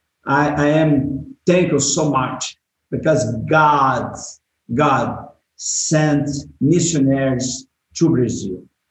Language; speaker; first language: English; non-native, learner; Portuguese